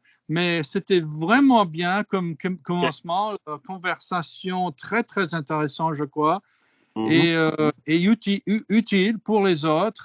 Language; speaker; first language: French; non-native, fluent; English